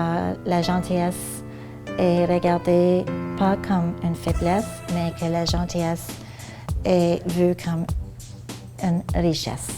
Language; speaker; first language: French; non-native, fluent; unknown